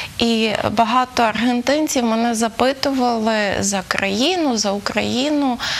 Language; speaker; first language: Ukrainian; native; Ukrainian